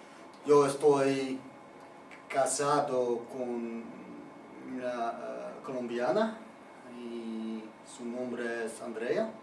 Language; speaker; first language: Spanish; non-native, learner; Dutch